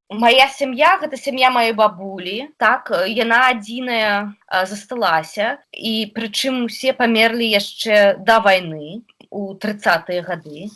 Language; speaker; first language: Belarusian; non-native, local second language; Russian